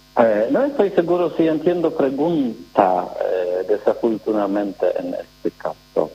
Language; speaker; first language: Spanish; non-native, learner; Polish